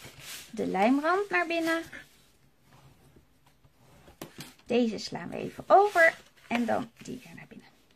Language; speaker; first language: Dutch; native; Dutch